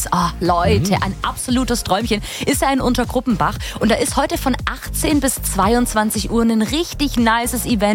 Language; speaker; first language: German; native; German